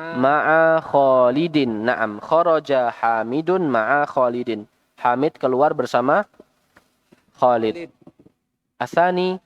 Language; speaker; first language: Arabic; non-native, fluent; Indonesian